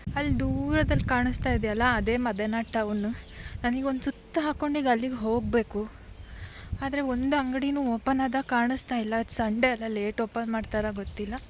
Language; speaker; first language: Kannada; non-native, local second language; Tulu